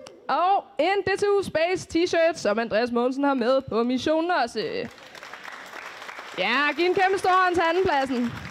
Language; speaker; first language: Danish; native; Danish